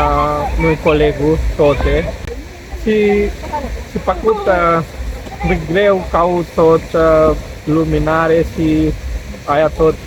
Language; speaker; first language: Romanian; non-native, learner; Sinhala